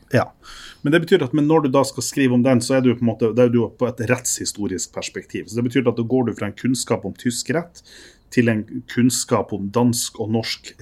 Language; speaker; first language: Norwegian; native; Norwegian